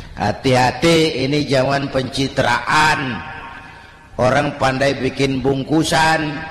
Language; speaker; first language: Indonesian; native; Indonesian